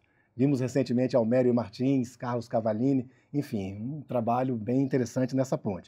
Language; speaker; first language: Portuguese; native; Portuguese